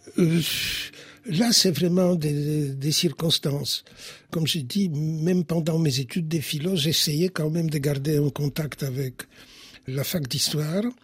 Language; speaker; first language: French; non-native, fluent; Polish